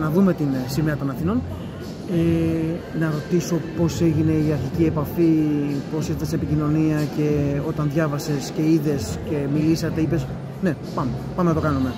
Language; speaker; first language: Greek; native; Greek